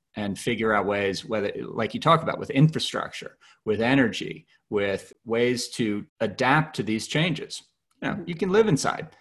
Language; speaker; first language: English; native; English